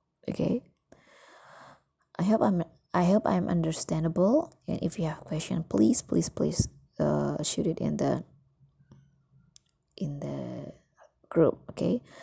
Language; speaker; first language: English; non-native, fluent; Indonesian